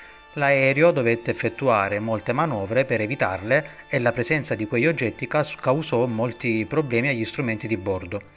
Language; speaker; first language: Italian; native; Italian